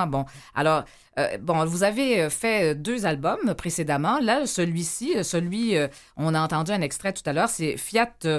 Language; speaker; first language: French; native; French